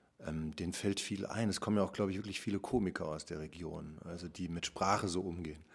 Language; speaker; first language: German; native; German